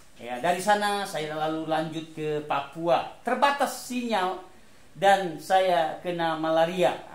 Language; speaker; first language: Indonesian; non-native, local second language; Achinese